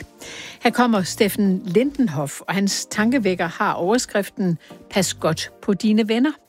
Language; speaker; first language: Danish; native; Danish